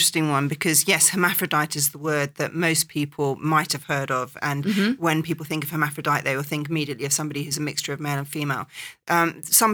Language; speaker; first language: English; native; English